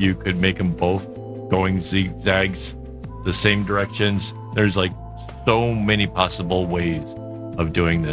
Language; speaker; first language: English; native; English